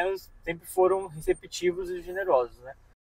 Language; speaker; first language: Portuguese; native; Portuguese